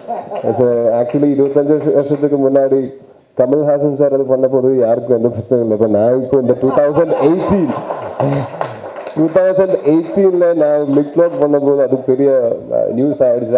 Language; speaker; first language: Tamil; non-native, learner; Malayalam